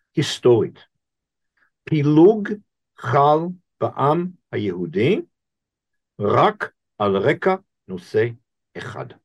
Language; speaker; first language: Hebrew; non-native, fluent; English